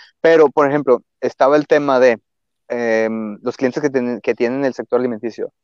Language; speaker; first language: Spanish; native; Spanish